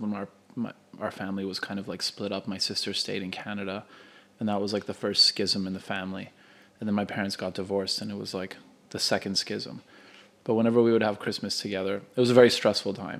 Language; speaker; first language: English; non-native, fluent; Polish